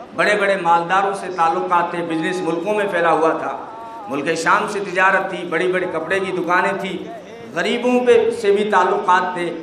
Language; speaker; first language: Urdu; non-native, local second language; Gujarati